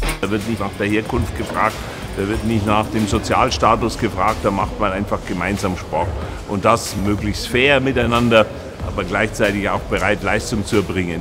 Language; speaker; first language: German; native; German